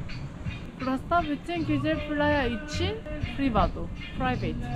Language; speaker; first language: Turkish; non-native, learner; Korean